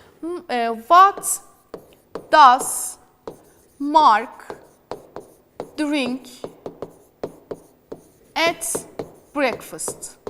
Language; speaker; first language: English; non-native, fluent; Turkish